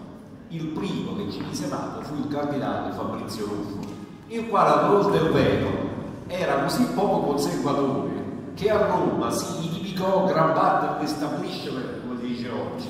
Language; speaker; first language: Italian; native; Italian